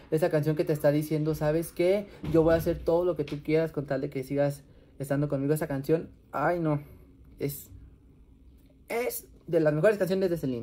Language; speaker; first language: Spanish; native; Spanish